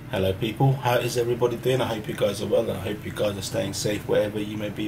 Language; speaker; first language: English; early bilingual, other home language; Hindi